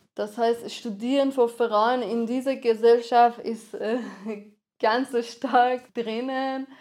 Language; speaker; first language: German; non-native, fluent; Persian